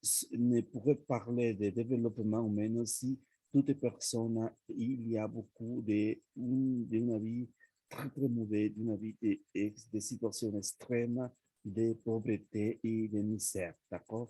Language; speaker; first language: French; non-native, learner; Spanish